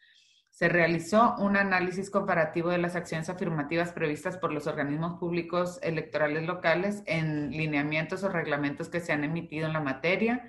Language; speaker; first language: Spanish; native; Spanish